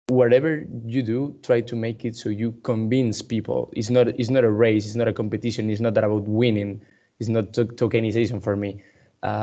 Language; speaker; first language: English; non-native, fluent; Spanish